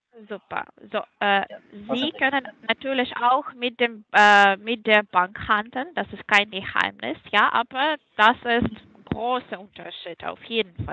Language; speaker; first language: German; non-native, fluent; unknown